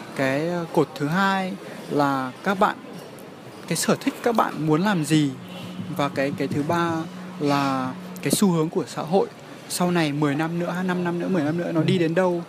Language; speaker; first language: Vietnamese; early bilingual, heritage; Vietnamese